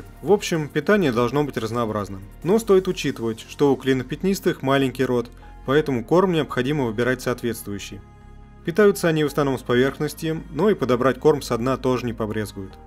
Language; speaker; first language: Russian; native; Russian